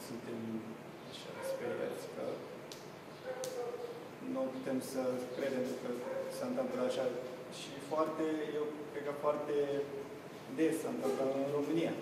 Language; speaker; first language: Romanian; non-native, learner; Japanese